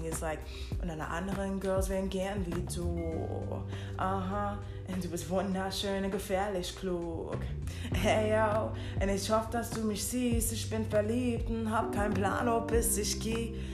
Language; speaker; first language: German; non-native, fluent; English